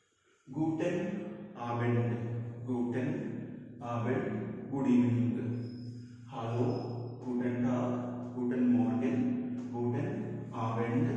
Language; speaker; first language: German; non-native, learner; Telugu